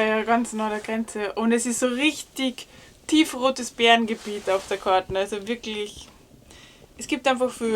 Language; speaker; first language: German; native; German